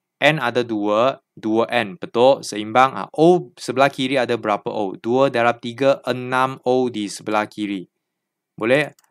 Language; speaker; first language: Malay; non-native, local second language; Chinese